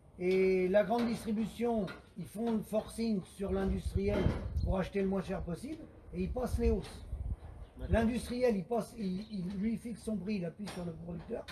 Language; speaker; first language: French; native; French